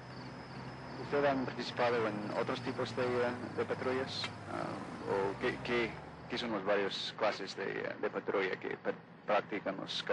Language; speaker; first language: Spanish; non-native, fluent; English